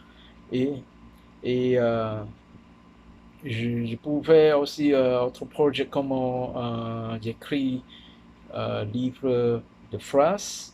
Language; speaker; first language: French; non-native, learner; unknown